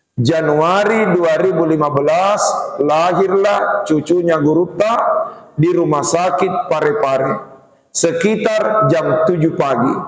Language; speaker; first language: Malay; non-native, local second language; Buginese